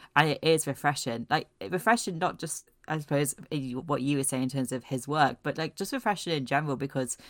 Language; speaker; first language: English; native; English